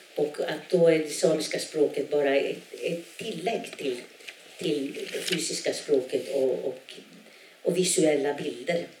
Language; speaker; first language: Swedish; non-native, local second language; Northern Sami